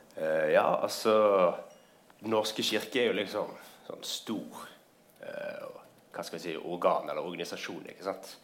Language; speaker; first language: Norwegian; native; Norwegian